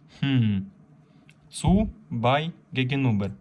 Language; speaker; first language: German; non-native, learner; Ukrainian